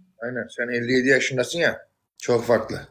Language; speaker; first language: Turkish; native; Turkish